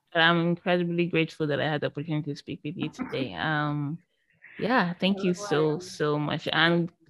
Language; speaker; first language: English; native; English